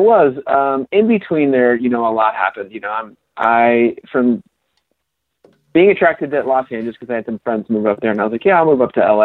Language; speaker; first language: English; native; English